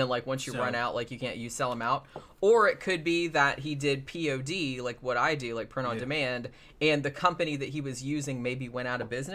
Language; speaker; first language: English; native; English